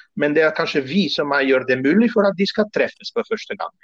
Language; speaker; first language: Norwegian; non-native, fluent; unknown